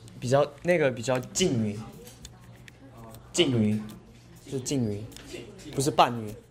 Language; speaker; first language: Chinese; non-native, learner; Korean